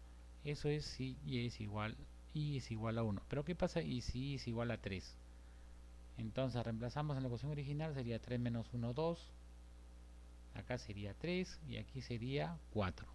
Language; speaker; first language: Spanish; native; Spanish